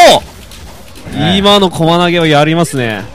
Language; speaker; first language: Japanese; native; Japanese